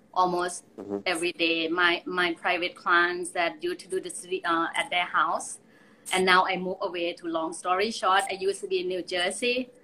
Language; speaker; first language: English; non-native, fluent; Thai